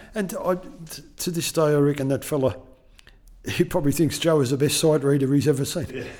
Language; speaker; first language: English; native; English